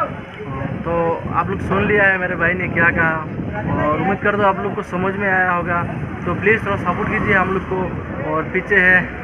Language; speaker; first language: Hindi; non-native, local second language; Bangla